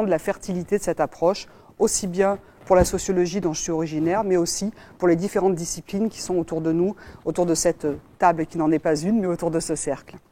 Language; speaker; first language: French; native; French